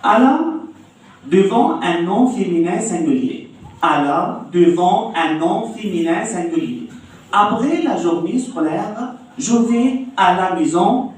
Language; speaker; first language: French; non-native, fluent; Arabic